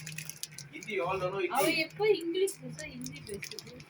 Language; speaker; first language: Hindi; non-native, local second language; Gujarati